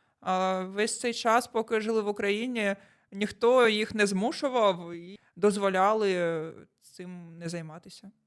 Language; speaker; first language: Ukrainian; non-native, local second language; Russian